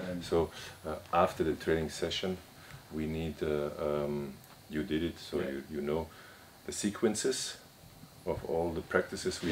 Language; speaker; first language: English; non-native, learner; Croatian